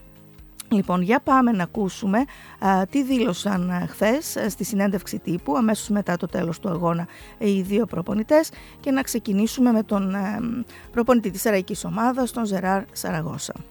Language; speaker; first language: Greek; native; Greek